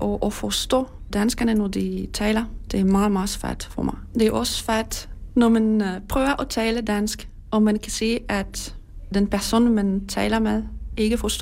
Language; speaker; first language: Danish; non-native, learner; Polish